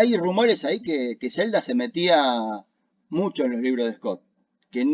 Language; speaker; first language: Spanish; native; Spanish